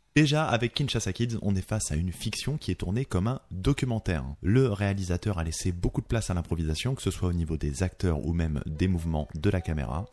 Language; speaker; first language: French; native; French